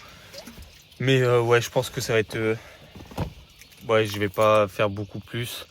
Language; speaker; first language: French; native; French